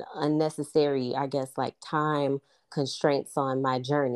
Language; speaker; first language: English; native; English